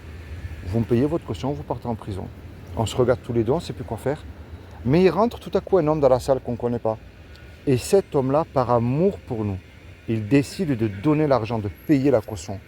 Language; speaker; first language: French; native; French